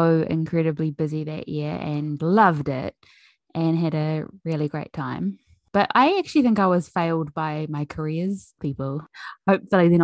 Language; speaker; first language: English; native; English